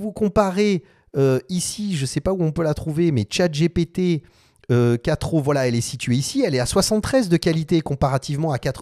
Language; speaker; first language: French; native; French